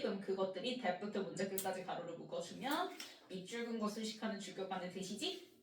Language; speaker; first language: Korean; native; Korean